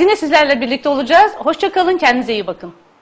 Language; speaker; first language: Turkish; native; Turkish